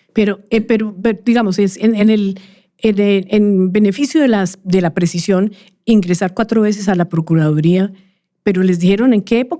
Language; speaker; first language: Spanish; native; Spanish